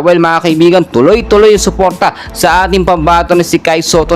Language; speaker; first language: Filipino; native; Filipino